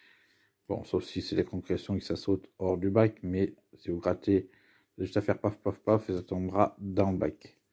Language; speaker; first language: French; native; French